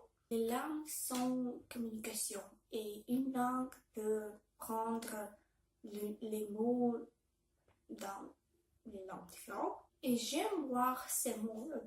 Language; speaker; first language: French; non-native, learner; Belarusian